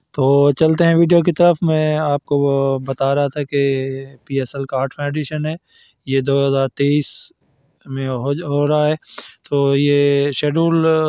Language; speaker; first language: Urdu; native; Urdu